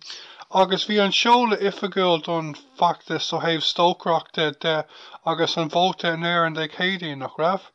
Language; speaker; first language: Irish; non-native, local second language; English